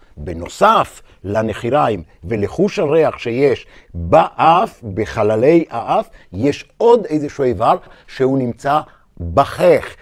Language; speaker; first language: Hebrew; native; Hebrew